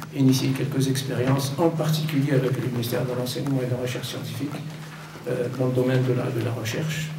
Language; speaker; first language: French; non-native, local second language; Arabic